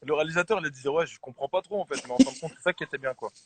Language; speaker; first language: French; native; French